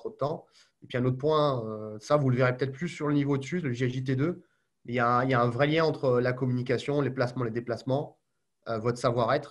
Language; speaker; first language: French; native; French